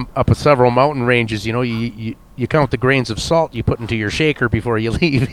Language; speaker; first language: English; native; English